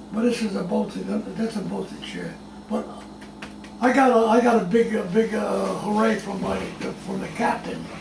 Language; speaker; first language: English; native; English